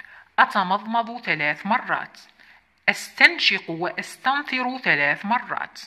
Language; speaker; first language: Arabic; native; Arabic